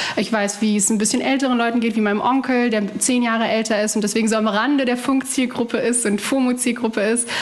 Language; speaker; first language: German; early bilingual, other home language; Arabic